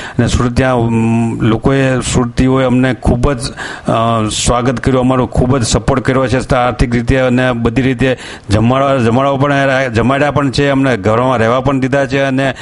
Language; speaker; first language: Gujarati; native; Gujarati